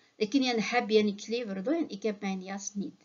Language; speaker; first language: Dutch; non-native, learner; Uyghur